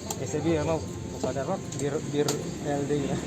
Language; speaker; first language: Turkish; non-native, learner; Indonesian